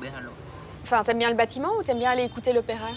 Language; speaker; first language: French; native; French